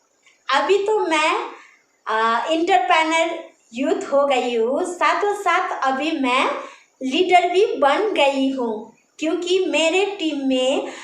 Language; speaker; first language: Hindi; non-native, local second language; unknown